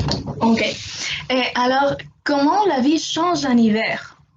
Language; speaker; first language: French; non-native, fluent; Spanish